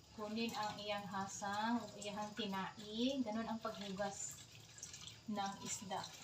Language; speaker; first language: Filipino; non-native, local second language; Cebuano